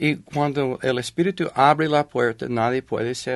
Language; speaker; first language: Spanish; non-native, fluent; English